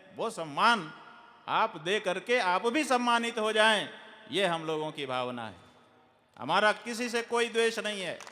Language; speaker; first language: Hindi; native; Hindi